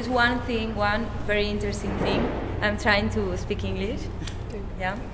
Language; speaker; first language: English; non-native, learner; Spanish